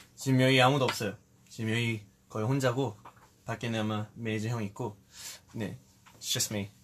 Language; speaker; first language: Korean; early bilingual, heritage; Korean